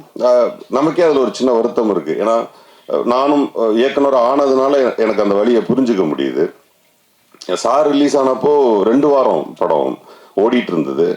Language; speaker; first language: Tamil; native; Tamil